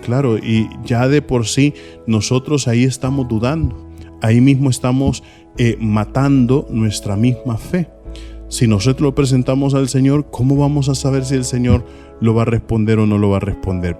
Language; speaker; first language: Spanish; native; Spanish